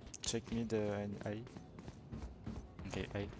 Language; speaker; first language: English; non-native, learner; French